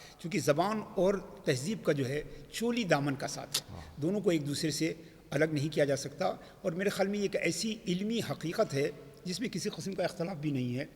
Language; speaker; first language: Urdu; native; Urdu